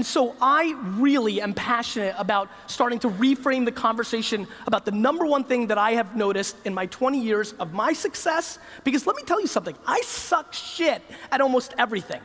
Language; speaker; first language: English; native; English